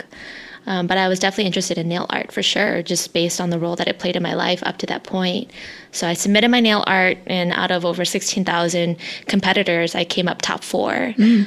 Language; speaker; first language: English; early bilingual, other home language; Hmong